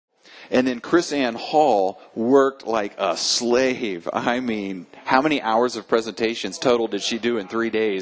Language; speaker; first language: English; native; English